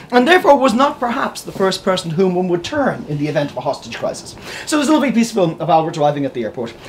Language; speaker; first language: English; native; English